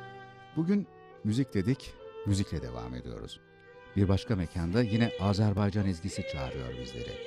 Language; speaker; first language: Turkish; native; Turkish